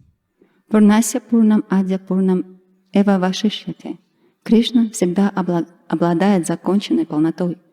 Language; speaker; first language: Russian; native; Russian